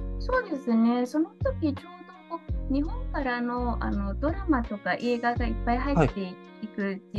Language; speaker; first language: Japanese; non-native, fluent; Mongolian